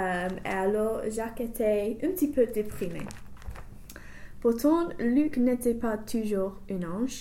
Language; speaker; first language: French; non-native, learner; English